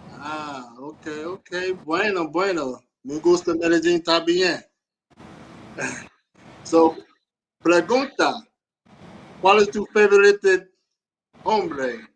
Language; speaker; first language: Spanish; non-native, learner; English